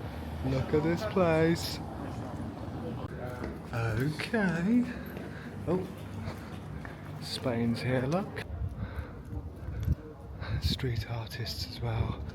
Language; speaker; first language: English; native; English